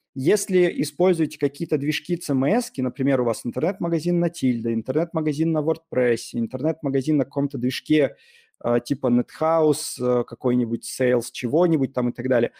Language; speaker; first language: Russian; native; Russian